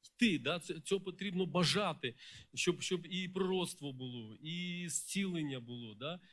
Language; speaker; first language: Ukrainian; non-native, local second language; Russian